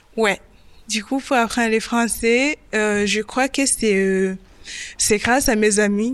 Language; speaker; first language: French; non-native, local second language; Kinyarwanda